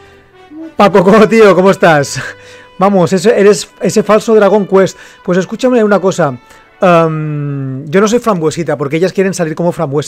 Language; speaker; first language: Spanish; native; Spanish